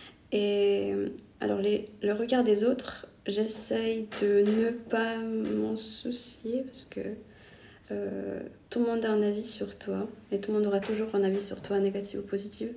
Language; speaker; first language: French; non-native, fluent; Hungarian